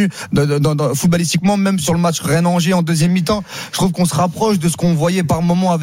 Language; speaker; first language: French; native; French